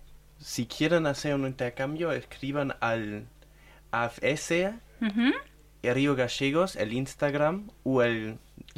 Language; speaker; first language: Spanish; non-native, learner; German